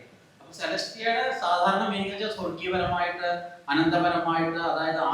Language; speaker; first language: Malayalam; native; Malayalam